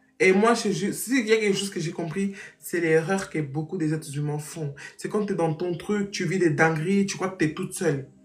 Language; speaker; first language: French; non-native, fluent; Portuguese